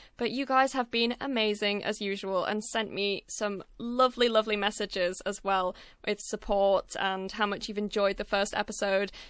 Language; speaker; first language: English; native; English